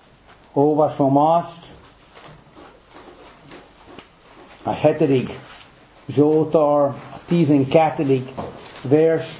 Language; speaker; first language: Hungarian; early bilingual, heritage; English